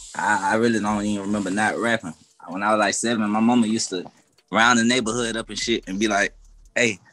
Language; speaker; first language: English; native; English